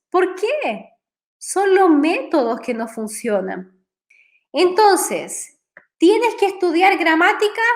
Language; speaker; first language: Spanish; non-native, fluent; Portuguese